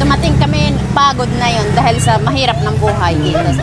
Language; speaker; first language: Filipino; early bilingual, heritage; Arabic